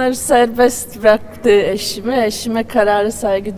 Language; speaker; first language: Turkish; non-native, learner; Latvian